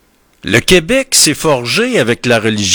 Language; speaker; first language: French; native; French